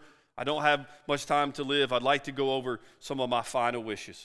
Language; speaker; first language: English; native; English